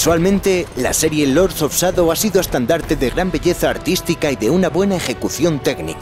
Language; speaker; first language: Spanish; native; Spanish